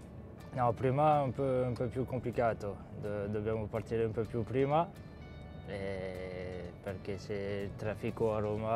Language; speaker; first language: Italian; non-native, learner; French